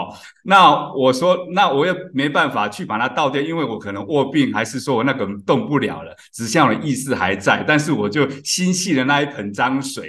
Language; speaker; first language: Chinese; native; Chinese